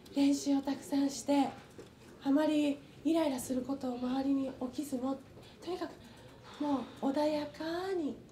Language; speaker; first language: Japanese; native; Japanese